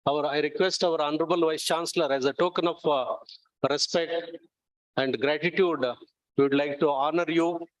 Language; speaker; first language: English; non-native, local second language; Kannada